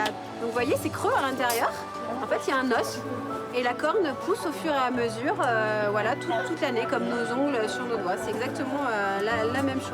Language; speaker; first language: French; native; French